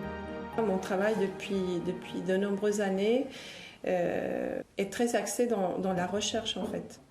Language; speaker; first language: French; non-native, fluent; Spanish